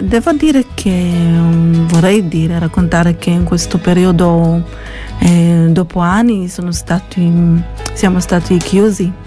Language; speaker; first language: Italian; non-native, fluent; Hebrew